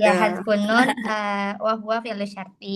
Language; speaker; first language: Arabic; non-native, learner; Indonesian